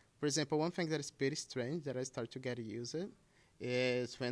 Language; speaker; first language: English; non-native, fluent; Portuguese